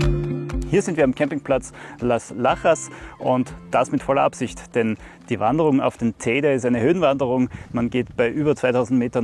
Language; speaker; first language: German; native; German